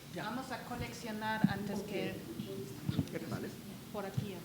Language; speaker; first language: Spanish; non-native, learner; German